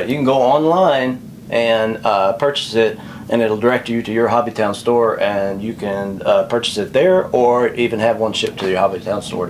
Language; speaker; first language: English; native; English